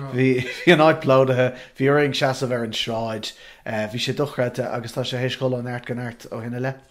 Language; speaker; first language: Irish; non-native, local second language; English